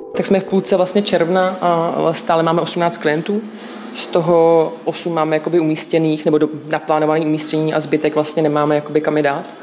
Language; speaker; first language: Czech; native; Czech